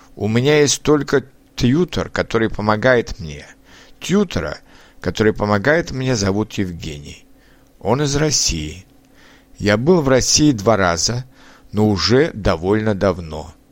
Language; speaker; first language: Russian; non-native, learner; Czech